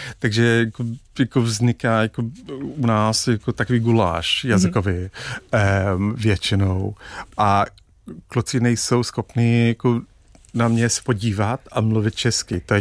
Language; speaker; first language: Czech; non-native, fluent; English